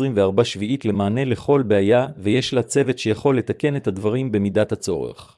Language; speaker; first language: Hebrew; native; Hebrew